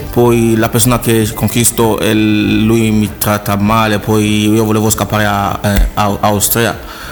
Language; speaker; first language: Italian; non-native, learner; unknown